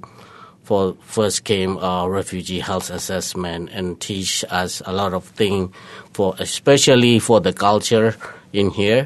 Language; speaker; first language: English; non-native, learner; Burmese